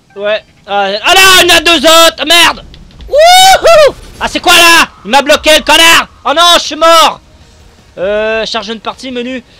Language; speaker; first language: French; native; French